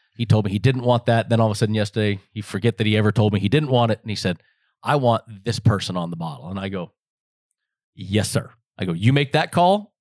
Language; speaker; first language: English; native; English